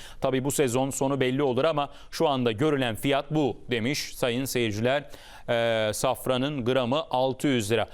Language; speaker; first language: Turkish; native; Turkish